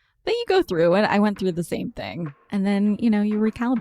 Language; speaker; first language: English; native; English